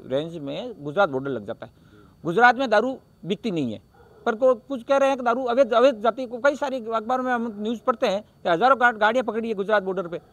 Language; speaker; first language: Hindi; native; Hindi